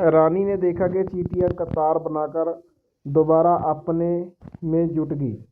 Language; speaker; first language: Hindi; non-native, local second language; Punjabi